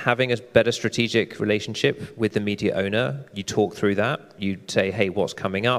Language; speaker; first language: English; native; English